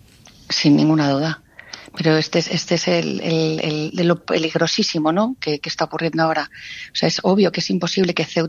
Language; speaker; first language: Spanish; native; Spanish